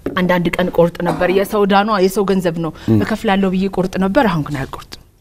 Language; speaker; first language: Amharic; native; Amharic